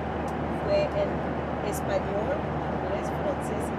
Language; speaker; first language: Spanish; non-native, fluent; Haitian Creole